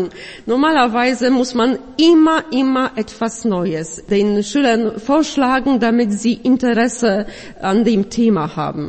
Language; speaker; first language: German; non-native, fluent; Polish